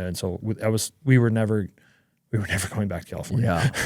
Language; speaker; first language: English; native; English